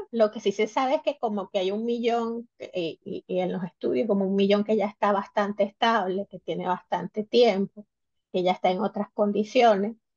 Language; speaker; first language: Spanish; native; Spanish